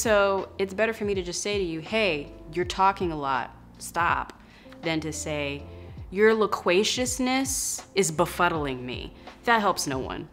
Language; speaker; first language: English; native; English